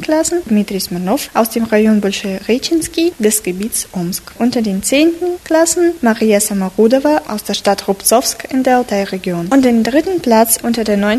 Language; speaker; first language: German; non-native, fluent; Russian